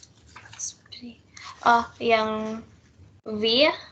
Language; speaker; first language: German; non-native, learner; Indonesian